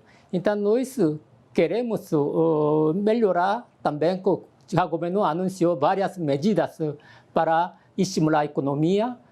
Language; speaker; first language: Portuguese; non-native, learner; Korean